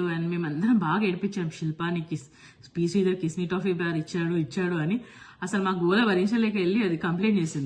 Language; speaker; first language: Telugu; native; Telugu